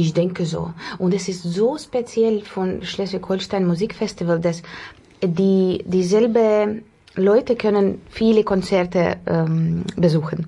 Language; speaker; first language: German; non-native, fluent; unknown